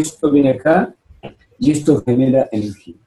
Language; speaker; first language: Spanish; native; Spanish